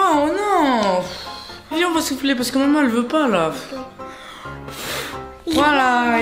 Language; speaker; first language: French; native; French